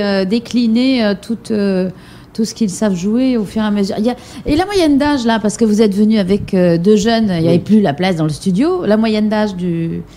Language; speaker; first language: French; native; French